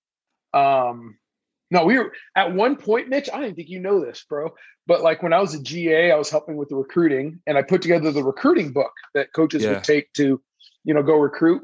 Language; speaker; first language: English; early bilingual, other home language; Persian